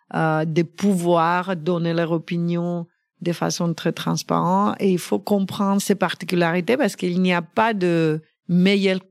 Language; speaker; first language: French; non-native, fluent; Greek